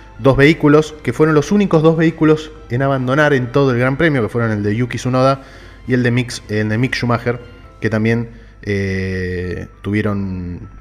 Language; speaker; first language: Spanish; native; Spanish